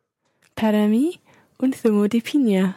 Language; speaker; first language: Spanish; non-native, learner; English